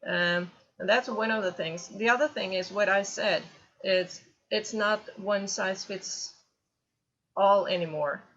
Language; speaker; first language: English; non-native, fluent; Norwegian